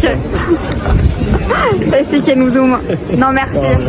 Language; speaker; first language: Armenian; early bilingual, heritage; Armenian